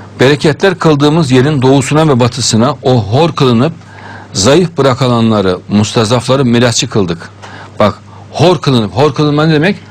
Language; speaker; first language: Turkish; native; Turkish